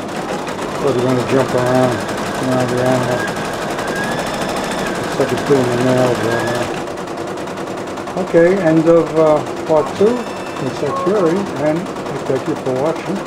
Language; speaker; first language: English; native; English